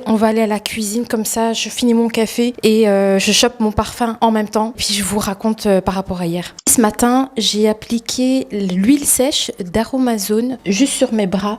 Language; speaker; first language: French; native; French